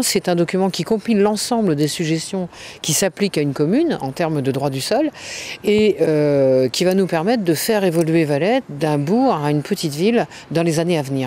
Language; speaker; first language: French; native; French